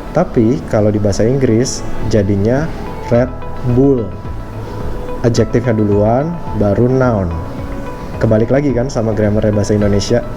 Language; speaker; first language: Indonesian; native; Indonesian